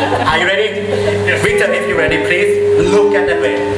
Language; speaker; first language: English; non-native, fluent; Thai